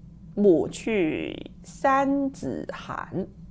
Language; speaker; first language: Chinese; native; Chinese